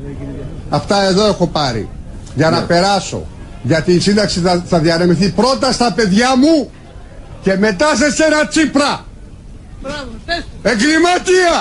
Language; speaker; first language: Greek; native; Greek